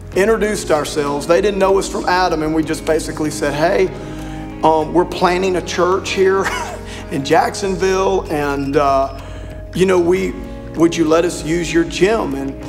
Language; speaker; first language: English; native; English